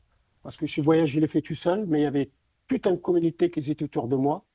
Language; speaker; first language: French; non-native, local second language; Arabic